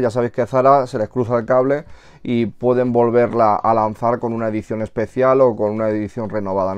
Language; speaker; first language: Spanish; native; Spanish